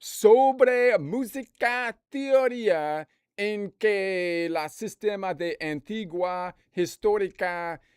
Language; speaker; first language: Spanish; non-native, learner; English